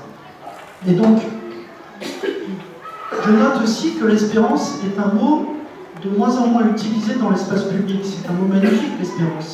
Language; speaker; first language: French; native; French